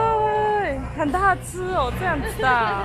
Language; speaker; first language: Chinese; non-native, fluent; Japanese